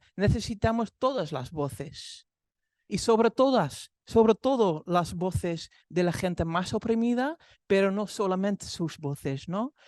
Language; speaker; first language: Spanish; non-native, fluent; Dutch